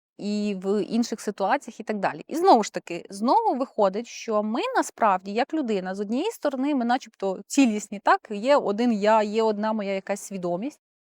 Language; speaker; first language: Ukrainian; non-native, local second language; Russian